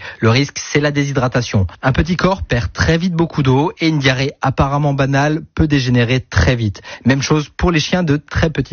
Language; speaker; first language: French; native; French